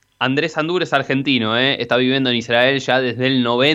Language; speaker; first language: Spanish; native; Spanish